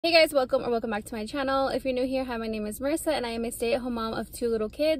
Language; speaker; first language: English; native; English